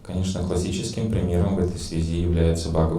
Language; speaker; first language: Russian; native; Russian